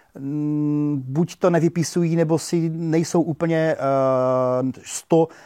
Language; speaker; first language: Czech; native; Czech